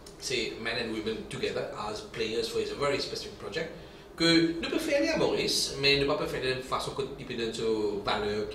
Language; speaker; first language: French; non-native, local second language; Morisyen